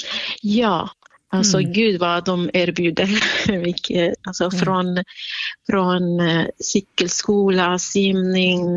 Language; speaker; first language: Swedish; non-native, fluent; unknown